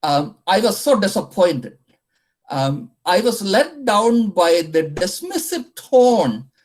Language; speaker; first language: English; non-native, local second language; Malayalam